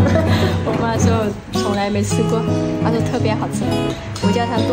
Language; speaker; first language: Chinese; non-native, learner; Lao